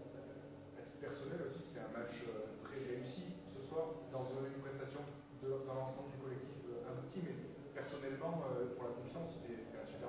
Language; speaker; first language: French; native; French